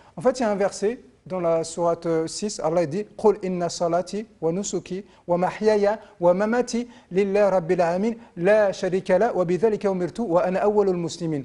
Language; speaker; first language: French; native; French